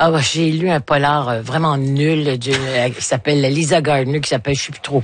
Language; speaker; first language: French; native; French